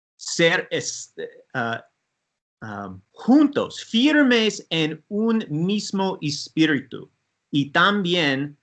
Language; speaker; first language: Spanish; non-native, learner; English